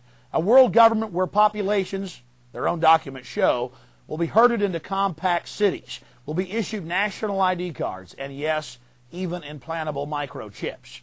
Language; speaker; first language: English; native; English